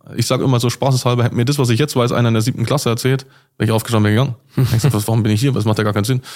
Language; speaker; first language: German; native; German